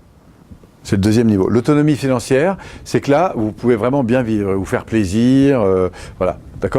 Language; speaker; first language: French; native; French